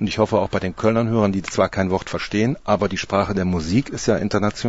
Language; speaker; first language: German; native; German